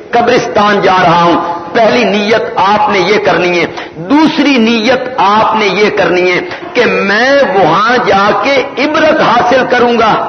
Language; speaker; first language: Urdu; non-native, local second language; Punjabi